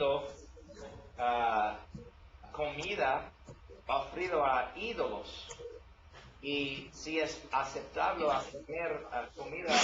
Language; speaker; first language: Spanish; non-native, learner; English